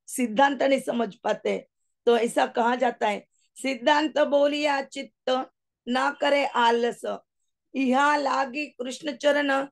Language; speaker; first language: Hindi; non-native, local second language; Marathi